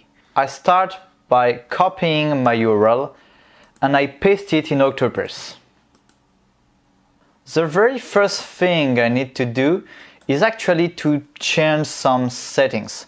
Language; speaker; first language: English; non-native, fluent; French